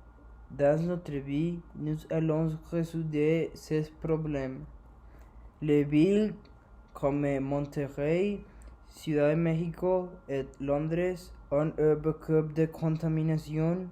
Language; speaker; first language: French; non-native, learner; Spanish